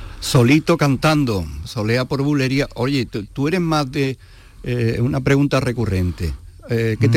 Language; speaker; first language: Spanish; native; Spanish